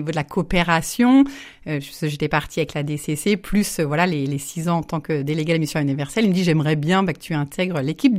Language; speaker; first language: French; native; French